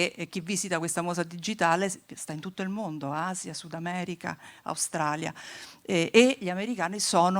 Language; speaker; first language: Italian; native; Italian